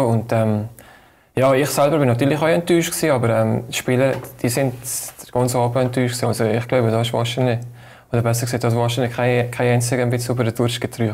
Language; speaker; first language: German; native; German